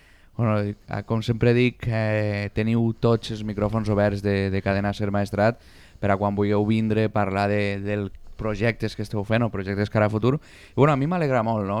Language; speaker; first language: Catalan; native; Catalan